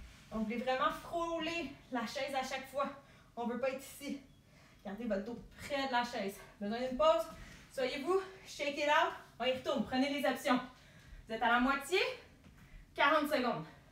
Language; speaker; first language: French; native; French